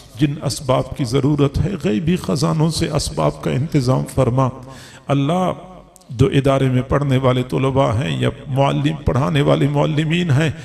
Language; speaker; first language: Urdu; non-native, local second language; Punjabi